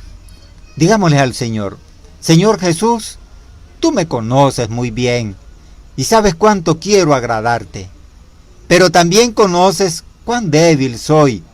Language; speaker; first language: Spanish; native; Spanish